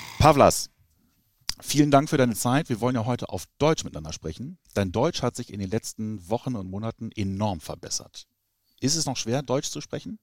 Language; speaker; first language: German; native; German